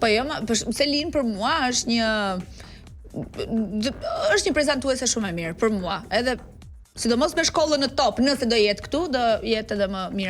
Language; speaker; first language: Albanian; native; Albanian